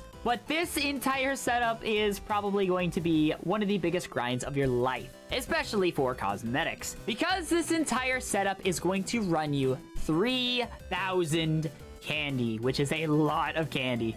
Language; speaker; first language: English; native; English